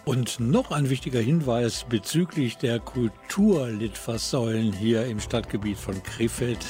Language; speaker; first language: German; native; German